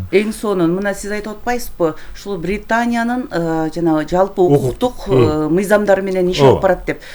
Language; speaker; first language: Kyrgyz; native; Kyrgyz